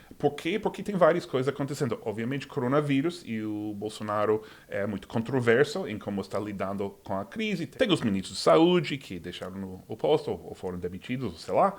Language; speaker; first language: Portuguese; non-native, fluent; English